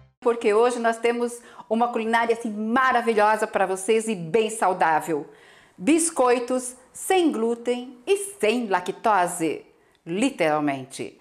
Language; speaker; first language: Portuguese; native; Portuguese